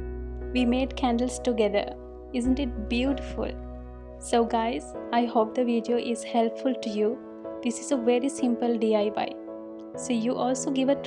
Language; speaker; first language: English; non-native, fluent; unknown